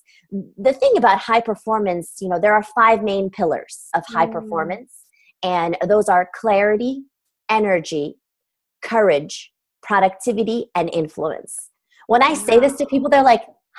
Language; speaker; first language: English; non-native, fluent; Turkish